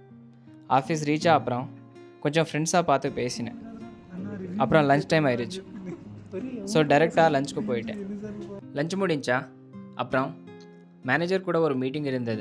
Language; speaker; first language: Tamil; non-native, learner; Telugu